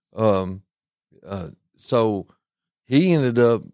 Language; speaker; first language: English; native; English